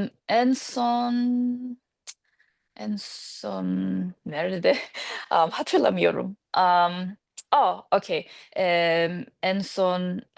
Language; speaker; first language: Turkish; non-native, learner; English